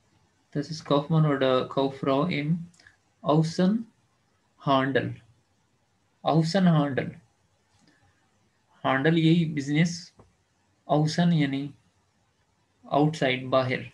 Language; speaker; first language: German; non-native, fluent; Urdu